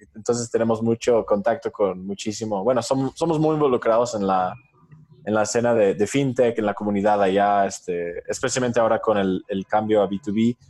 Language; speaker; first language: Spanish; non-native, fluent; English